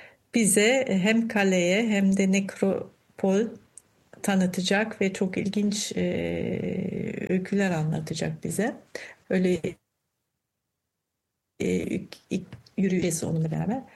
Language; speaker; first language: Turkish; non-native, fluent; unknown